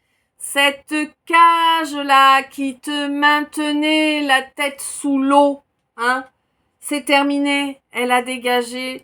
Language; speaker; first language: French; native; French